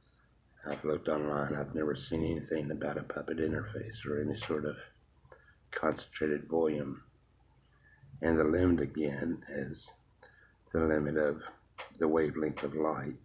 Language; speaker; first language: English; native; English